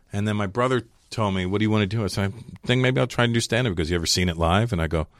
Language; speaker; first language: English; native; English